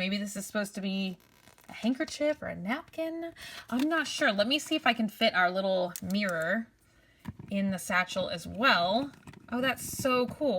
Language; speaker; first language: English; native; English